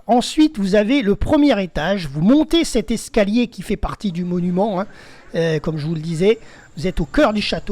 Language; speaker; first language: French; native; French